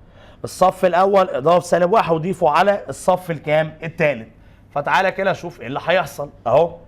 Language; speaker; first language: Arabic; native; Arabic